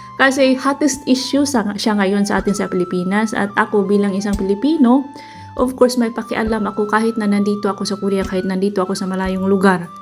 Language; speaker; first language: Filipino; non-native, local second language; Cebuano